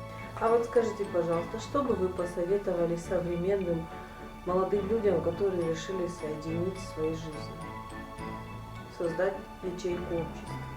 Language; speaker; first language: Russian; native; Russian